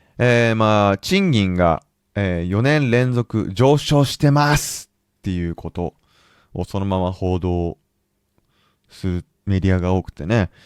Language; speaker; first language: Japanese; native; Japanese